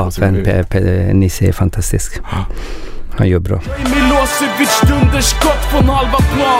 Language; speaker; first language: Swedish; non-native, learner; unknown